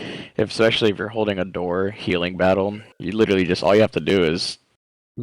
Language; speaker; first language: English; native; English